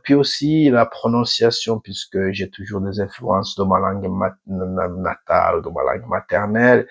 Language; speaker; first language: French; non-native, local second language; Rundi